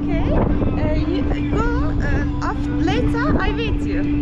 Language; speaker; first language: English; non-native, learner; Turkish